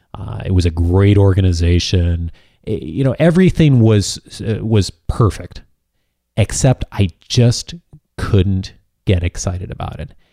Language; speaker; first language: English; native; English